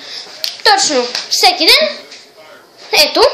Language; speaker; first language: Bulgarian; early bilingual, heritage; Bulgarian